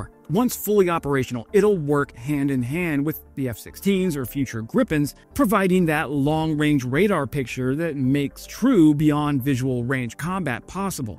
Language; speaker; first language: English; native; English